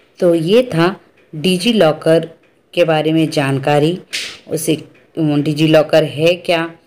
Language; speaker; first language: Hindi; native; Hindi